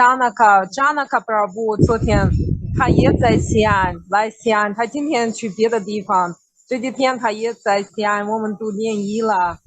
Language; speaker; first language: Chinese; non-native, fluent; Russian